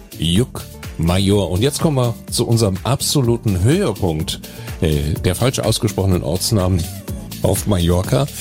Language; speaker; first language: German; native; German